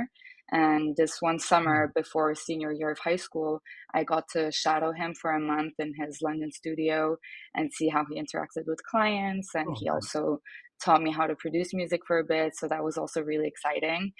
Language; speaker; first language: English; non-native, fluent; French